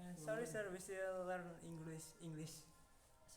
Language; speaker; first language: English; non-native, learner; Indonesian